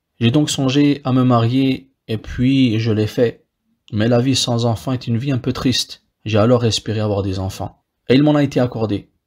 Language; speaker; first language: French; non-native, local second language; Wolof